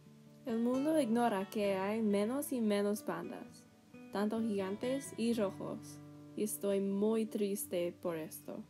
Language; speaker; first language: Spanish; non-native, learner; English